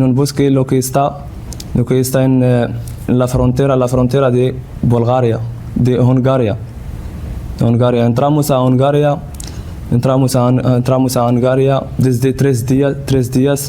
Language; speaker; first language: Spanish; non-native, learner; Central Atlas Tamazight